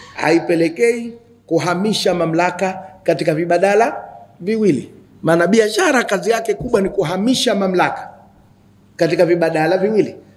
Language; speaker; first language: Swahili; native; Swahili